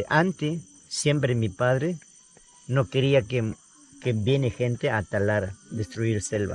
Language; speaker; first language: Spanish; non-native, local second language; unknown